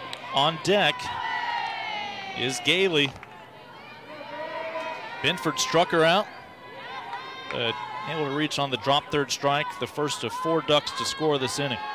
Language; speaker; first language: English; native; English